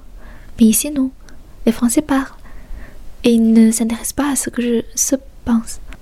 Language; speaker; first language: French; non-native, fluent; Chinese